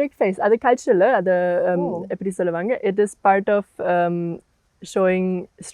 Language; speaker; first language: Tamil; non-native, learner; German